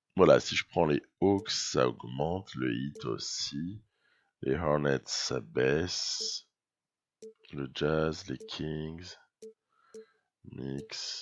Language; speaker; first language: French; native; French